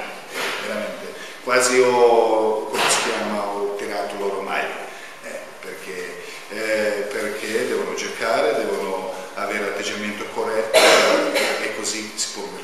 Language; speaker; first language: Italian; non-native, fluent; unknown